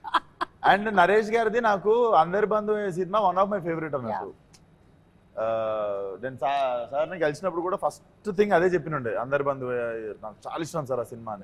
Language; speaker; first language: Telugu; native; Telugu